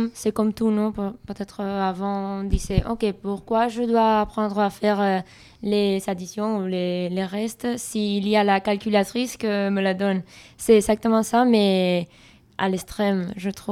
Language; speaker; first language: French; non-native, learner; Spanish